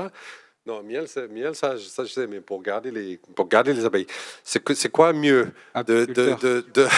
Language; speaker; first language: French; non-native, fluent; English